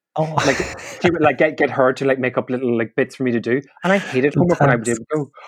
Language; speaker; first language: English; native; English